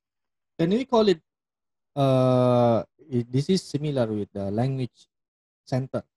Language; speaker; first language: English; non-native, fluent; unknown